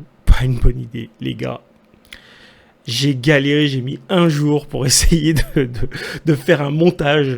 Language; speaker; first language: French; native; French